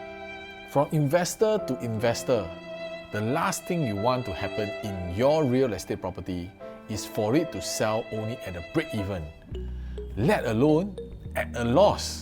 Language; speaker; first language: English; native; English